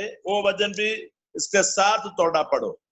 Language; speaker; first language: Hindi; non-native, learner; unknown